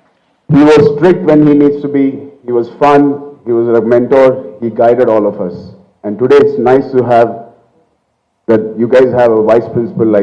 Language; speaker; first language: English; non-native, local second language; Telugu